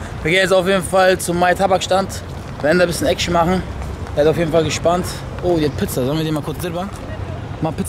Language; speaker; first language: German; native; German